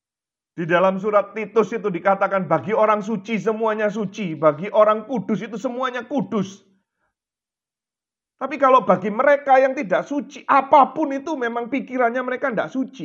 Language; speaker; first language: Indonesian; native; Indonesian